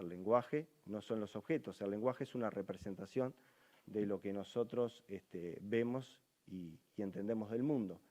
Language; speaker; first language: Spanish; native; Spanish